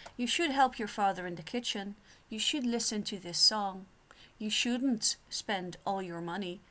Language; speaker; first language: English; non-native, fluent; Dutch